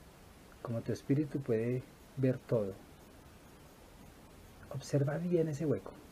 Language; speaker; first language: Spanish; native; Spanish